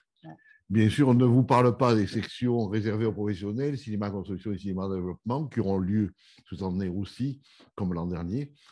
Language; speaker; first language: French; native; French